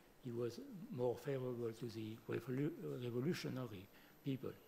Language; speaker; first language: English; non-native, fluent; French